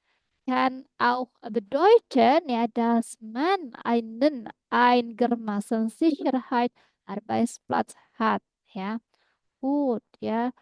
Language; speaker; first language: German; non-native, fluent; Indonesian